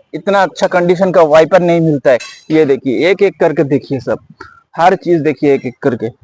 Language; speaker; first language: Hindi; non-native, local second language; Bangla